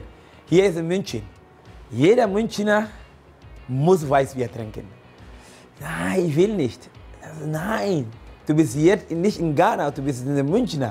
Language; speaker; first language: German; non-native, fluent; Akan